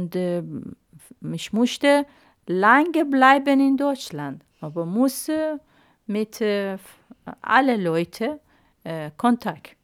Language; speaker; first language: German; non-native, learner; Arabic